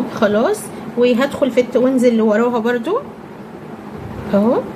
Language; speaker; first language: Arabic; native; Arabic